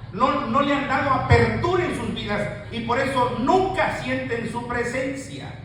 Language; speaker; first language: Spanish; native; Spanish